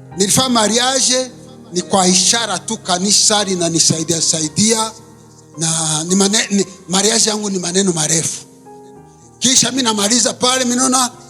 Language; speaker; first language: Swahili; non-native, local second language; Kinyarwanda